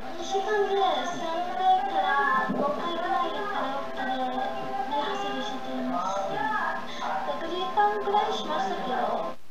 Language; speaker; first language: Japanese; non-native, learner; English